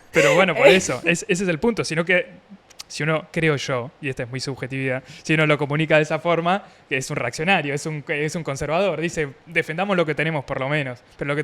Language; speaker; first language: Spanish; native; Spanish